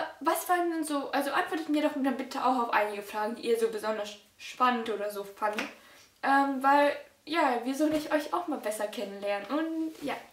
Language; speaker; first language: German; early bilingual, other home language; Russian